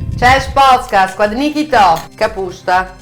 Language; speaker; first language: Polish; non-native, learner; Italian